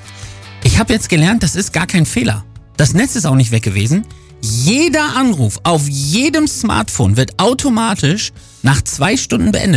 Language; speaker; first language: German; native; German